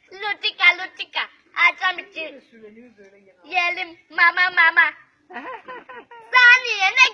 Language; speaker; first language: Turkish; native; Turkish